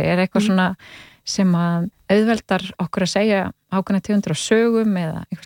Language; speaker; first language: Icelandic; native; Icelandic